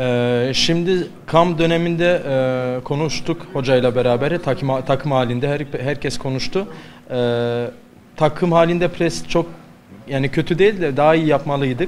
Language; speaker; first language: Turkish; early bilingual, heritage; Turkish